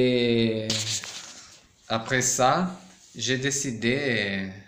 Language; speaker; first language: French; non-native, learner; Portuguese